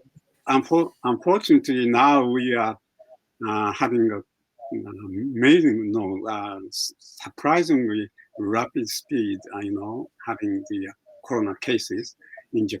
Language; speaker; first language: English; non-native, fluent; Japanese